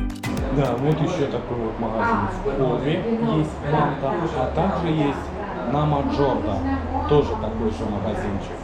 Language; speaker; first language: Russian; native; Russian